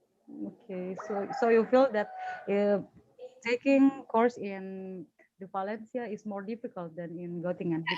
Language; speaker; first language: English; non-native, fluent; Indonesian